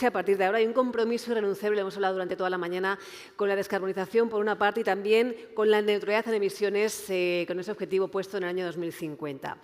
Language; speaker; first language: Spanish; native; Spanish